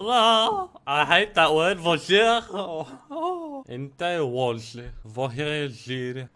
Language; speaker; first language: Portuguese; non-native, learner; English